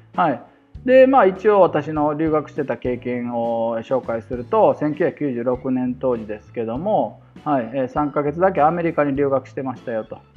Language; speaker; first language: Japanese; native; Japanese